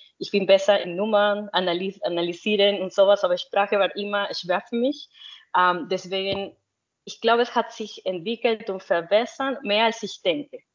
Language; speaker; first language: German; non-native, fluent; Spanish